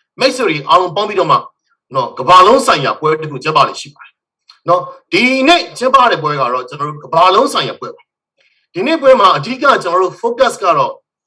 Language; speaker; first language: Burmese; native; Burmese